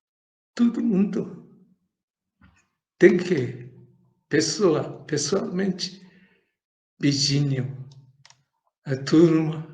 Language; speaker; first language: Portuguese; non-native, learner; Japanese